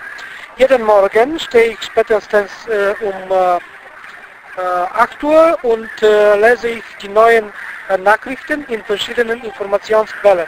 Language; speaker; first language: German; non-native, fluent; Bulgarian